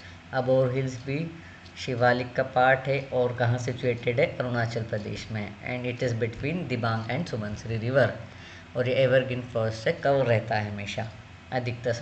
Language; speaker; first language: Hindi; native; Hindi